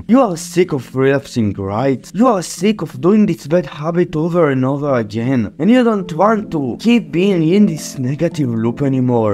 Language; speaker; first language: English; non-native, fluent; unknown